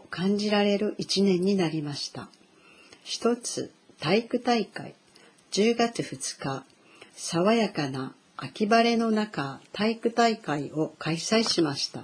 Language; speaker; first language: Japanese; native; Japanese